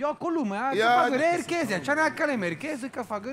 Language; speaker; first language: Turkish; non-native, learner; English